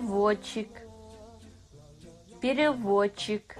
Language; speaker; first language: Russian; non-native, fluent; Kazakh